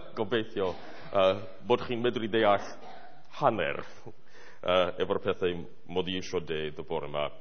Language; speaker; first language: Welsh; non-native, fluent; English